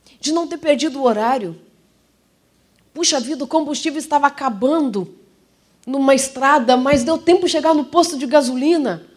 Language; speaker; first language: Portuguese; native; Portuguese